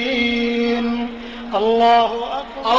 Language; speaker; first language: Arabic; native; Arabic